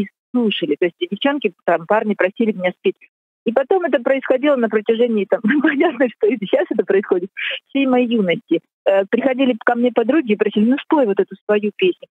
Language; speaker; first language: Russian; native; Russian